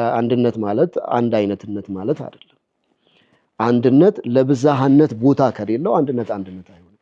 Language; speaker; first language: Amharic; non-native, local second language; Oromo